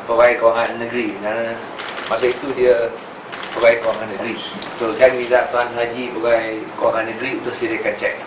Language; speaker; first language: Malay; non-native, local second language; Chinese